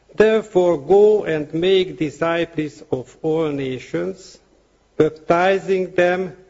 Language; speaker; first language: English; non-native, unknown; Hungarian